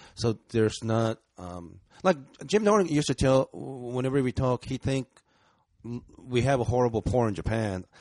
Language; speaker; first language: English; early bilingual, other home language; Japanese